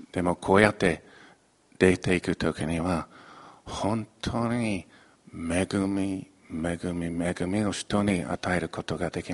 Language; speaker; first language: Japanese; non-native, fluent; English